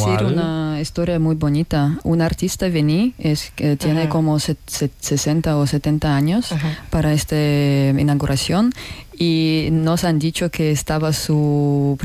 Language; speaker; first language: Spanish; non-native, learner; Russian